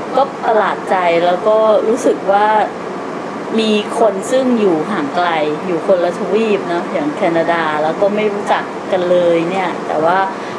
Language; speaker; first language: Thai; native; Thai